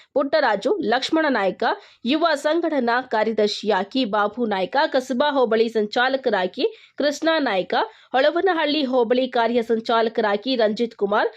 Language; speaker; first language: Kannada; native; Kannada